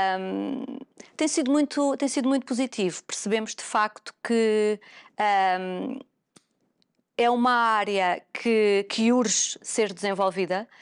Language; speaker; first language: Portuguese; native; Portuguese